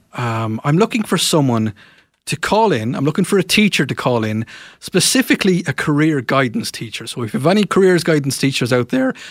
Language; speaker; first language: English; non-native, local second language; Irish